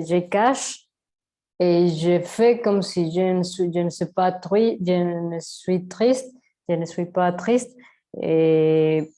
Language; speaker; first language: French; non-native, learner; Spanish